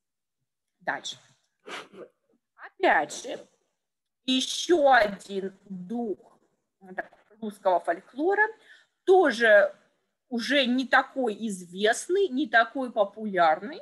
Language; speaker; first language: Russian; native; Russian